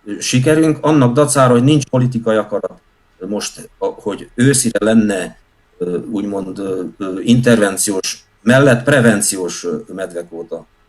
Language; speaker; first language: Hungarian; native; Hungarian